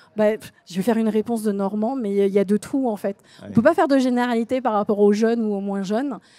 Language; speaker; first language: French; native; French